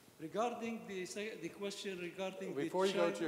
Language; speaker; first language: English; non-native, learner; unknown